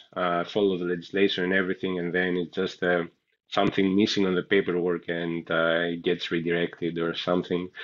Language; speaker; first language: English; non-native, fluent; Greek